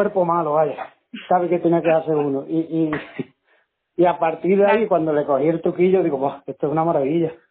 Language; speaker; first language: Spanish; native; Spanish